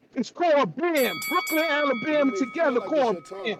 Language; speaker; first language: English; native; English